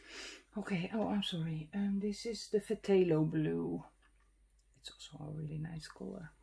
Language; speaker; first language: English; non-native, fluent; Dutch